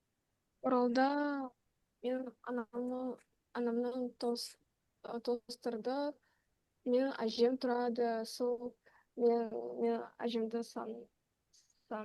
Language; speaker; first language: Kazakh; non-native, local second language; Russian